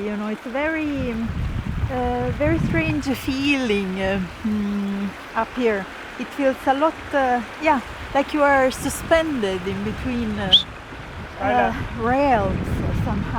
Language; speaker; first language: English; non-native, fluent; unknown